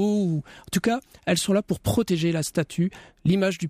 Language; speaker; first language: French; native; French